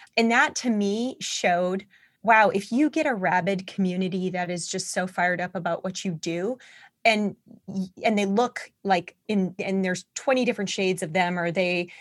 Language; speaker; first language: English; native; English